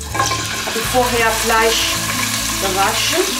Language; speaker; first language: German; non-native, local second language; Kurdish